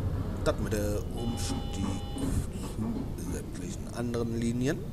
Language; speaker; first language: German; native; German